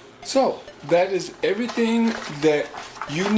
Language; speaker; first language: English; native; English